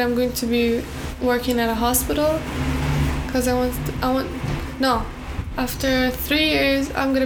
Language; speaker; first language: English; early bilingual, other home language; Arabic